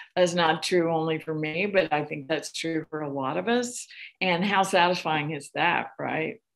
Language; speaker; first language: English; native; English